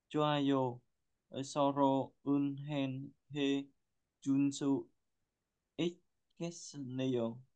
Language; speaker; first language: Korean; non-native, learner; Vietnamese